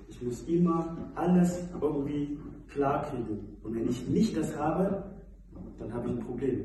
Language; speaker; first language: German; non-native, fluent; Indonesian